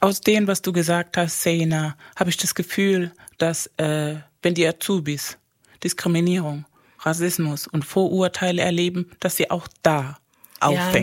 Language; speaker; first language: German; non-native, fluent; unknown